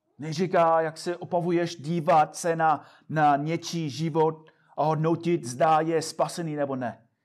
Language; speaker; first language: Czech; non-native, fluent; English